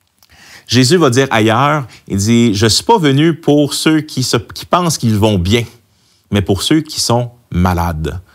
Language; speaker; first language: French; native; French